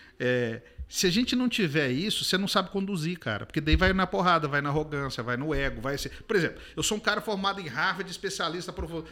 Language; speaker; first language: Portuguese; native; Portuguese